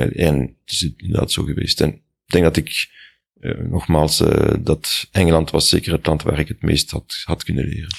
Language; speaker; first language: Dutch; non-native, fluent; French